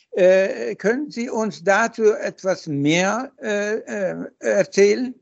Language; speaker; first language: German; non-native, fluent; Persian